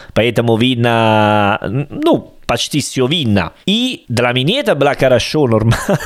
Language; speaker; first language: Russian; non-native, learner; Italian